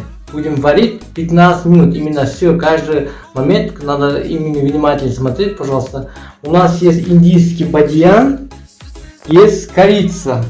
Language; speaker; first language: Russian; non-native, learner; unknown